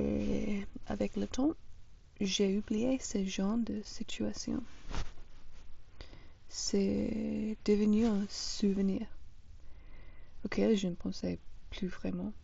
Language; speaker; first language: French; non-native, fluent; English